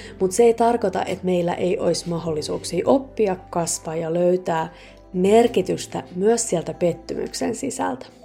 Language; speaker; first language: Finnish; native; Finnish